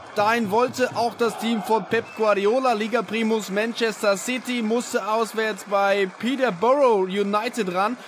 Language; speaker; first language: German; native; German